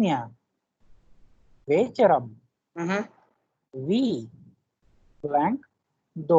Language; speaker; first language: Russian; non-native, fluent; Hindi